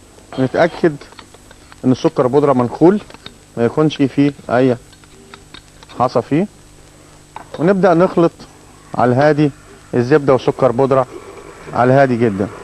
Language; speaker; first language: Arabic; native; Arabic